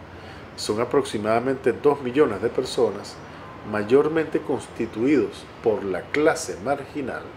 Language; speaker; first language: Spanish; native; Spanish